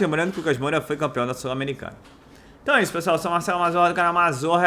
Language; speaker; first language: Portuguese; native; Portuguese